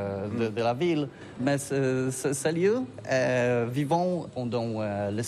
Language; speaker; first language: French; non-native, fluent; Polish